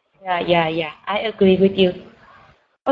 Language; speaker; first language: English; non-native, learner; Vietnamese